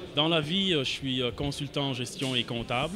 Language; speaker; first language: French; non-native, local second language; Wolof